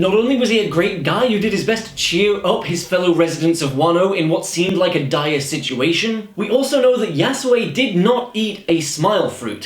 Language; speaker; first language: English; native; English